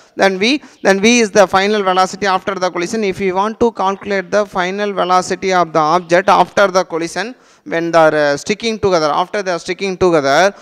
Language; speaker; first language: English; non-native, local second language; Tamil